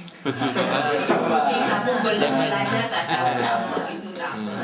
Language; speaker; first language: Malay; non-native, local second language; Chinese